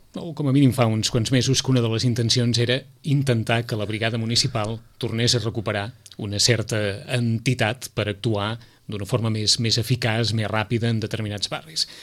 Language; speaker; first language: Catalan; native; Catalan